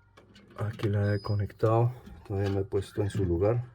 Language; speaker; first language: Spanish; native; Spanish